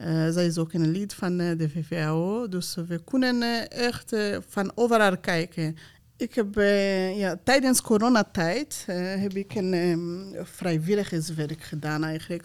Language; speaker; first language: Dutch; non-native, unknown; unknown